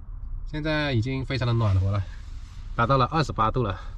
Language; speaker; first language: Chinese; native; Chinese